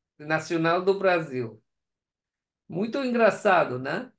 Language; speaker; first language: Portuguese; non-native, learner; Persian